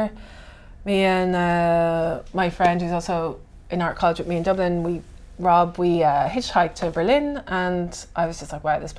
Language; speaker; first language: English; native; English